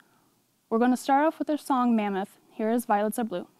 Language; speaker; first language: English; native; English